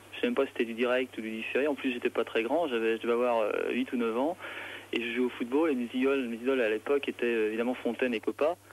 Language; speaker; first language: French; native; French